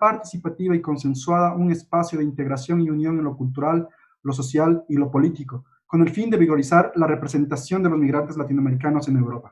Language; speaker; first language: Spanish; native; Spanish